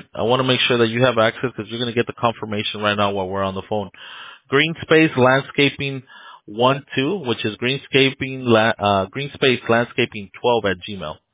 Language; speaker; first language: English; early bilingual, other home language; Spanish